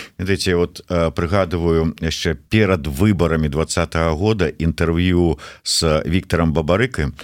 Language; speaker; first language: Belarusian; native; Belarusian